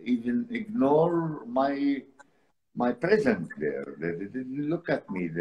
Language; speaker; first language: English; non-native, fluent; Arabic